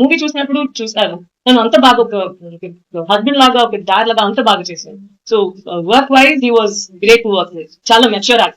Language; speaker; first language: Telugu; non-native, fluent; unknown